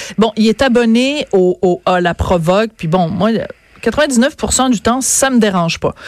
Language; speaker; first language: French; native; French